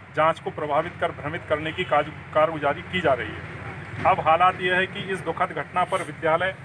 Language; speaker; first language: Hindi; native; Hindi